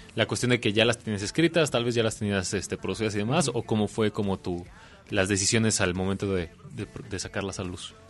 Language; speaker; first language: Spanish; native; Spanish